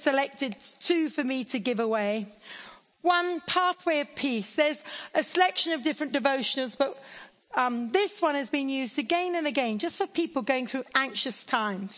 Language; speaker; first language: English; native; English